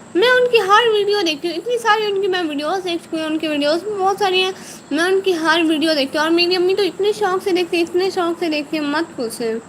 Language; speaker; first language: Urdu; native; Urdu